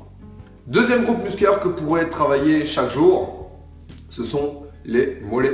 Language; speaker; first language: French; native; French